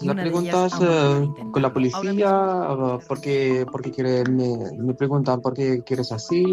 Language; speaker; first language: Spanish; non-native, local second language; Arabic